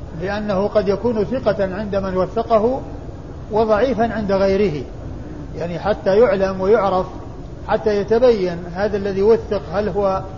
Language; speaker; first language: Arabic; native; Arabic